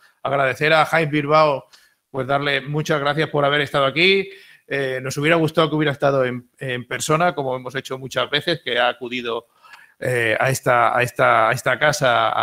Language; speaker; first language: Spanish; native; Spanish